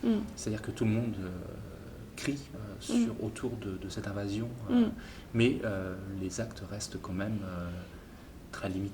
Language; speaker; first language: French; native; French